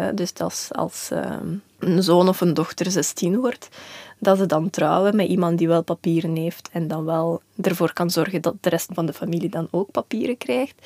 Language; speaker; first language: Dutch; early bilingual, other home language; Russian